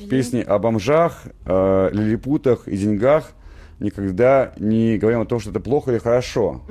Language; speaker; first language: Russian; native; Russian